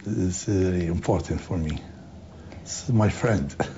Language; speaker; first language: English; non-native, learner; Arabic